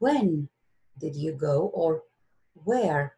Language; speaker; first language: English; non-native, fluent; Greek